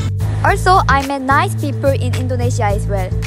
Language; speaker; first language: English; non-native, learner; Korean